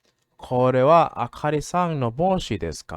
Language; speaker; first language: Japanese; non-native, learner; English